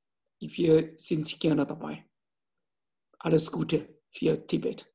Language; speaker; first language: German; non-native, fluent; Chinese